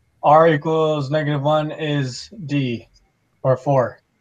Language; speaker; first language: English; native; English